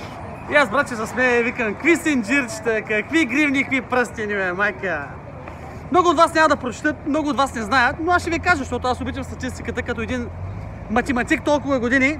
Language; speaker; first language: Bulgarian; native; Bulgarian